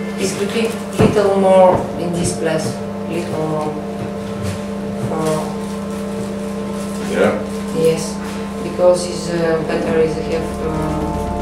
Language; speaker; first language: English; non-native, learner; Bulgarian